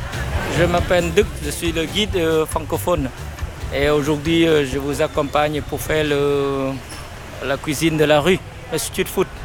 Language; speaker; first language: French; non-native, fluent; Vietnamese